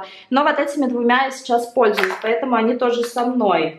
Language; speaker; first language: Russian; native; Russian